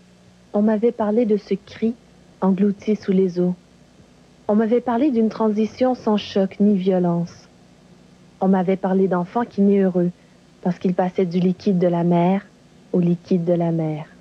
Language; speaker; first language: French; native; French